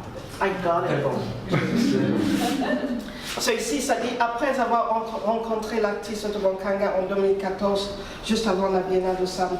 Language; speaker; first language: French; non-native, fluent; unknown